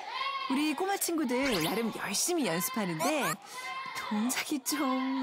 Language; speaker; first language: Korean; native; Korean